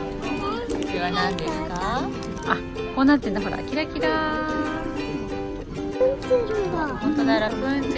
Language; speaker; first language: Japanese; native; Japanese